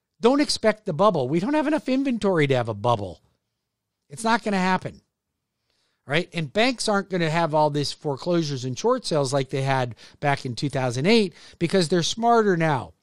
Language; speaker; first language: English; native; English